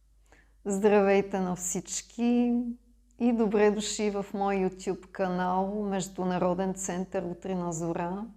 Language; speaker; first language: Bulgarian; non-native, fluent; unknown